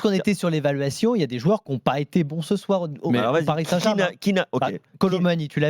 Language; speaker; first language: French; native; French